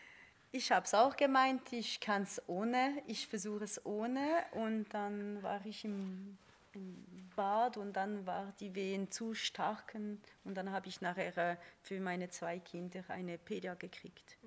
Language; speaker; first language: German; non-native, fluent; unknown